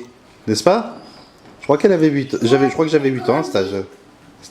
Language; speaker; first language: French; native; French